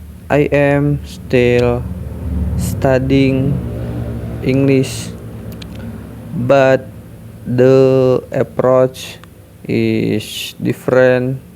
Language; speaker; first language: English; non-native, learner; Indonesian